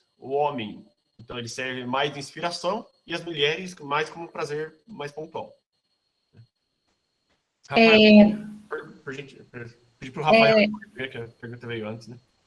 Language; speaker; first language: Portuguese; native; Portuguese